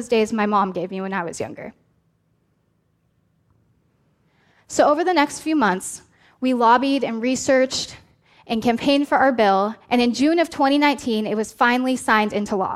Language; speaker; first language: English; native; English